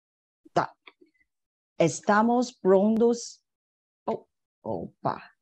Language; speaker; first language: Portuguese; non-native, fluent; Chinese